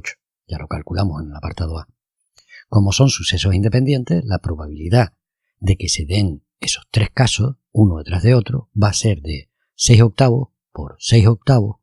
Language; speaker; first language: Spanish; native; Spanish